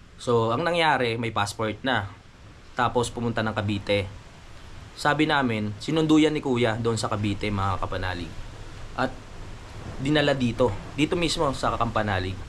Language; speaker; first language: Filipino; native; Filipino